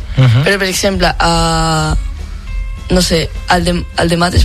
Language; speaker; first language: Catalan; non-native, local second language; Spanish